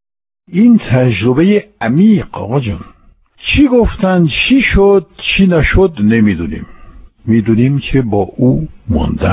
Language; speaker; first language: Persian; non-native, fluent; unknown